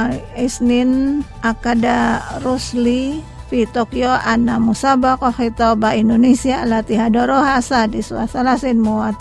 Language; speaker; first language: Arabic; non-native, fluent; Indonesian